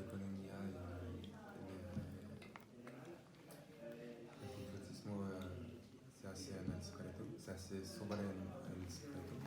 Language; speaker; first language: Spanish; non-native, learner; French